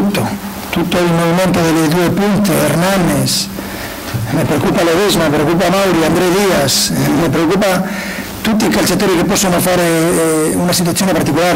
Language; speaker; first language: Italian; non-native, learner; Spanish